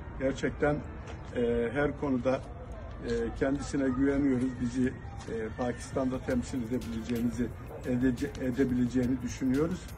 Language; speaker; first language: Turkish; native; Turkish